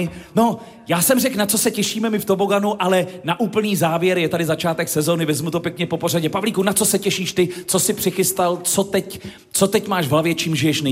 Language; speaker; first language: Czech; native; Czech